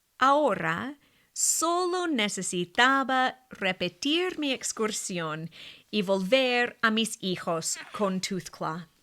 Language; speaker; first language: Spanish; non-native, fluent; English